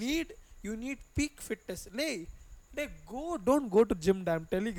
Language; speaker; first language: English; non-native, local second language; Tamil